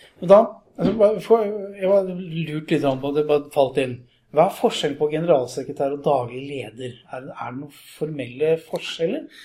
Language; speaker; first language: Norwegian; native; Norwegian